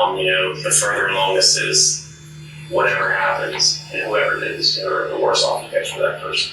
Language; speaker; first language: English; native; English